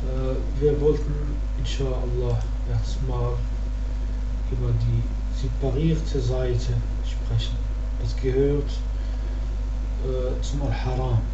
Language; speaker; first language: German; non-native, fluent; Arabic